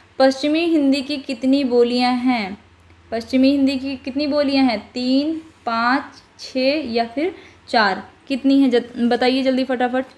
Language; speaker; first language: Hindi; native; Hindi